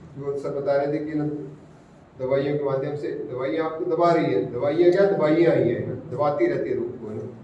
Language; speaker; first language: Hindi; non-native, local second language; Marathi